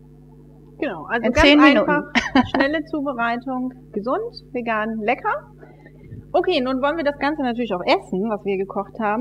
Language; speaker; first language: German; native; German